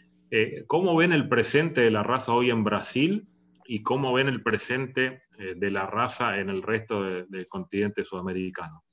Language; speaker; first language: Spanish; native; Spanish